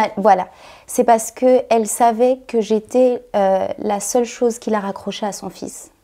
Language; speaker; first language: French; native; French